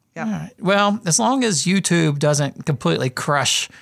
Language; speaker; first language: English; native; English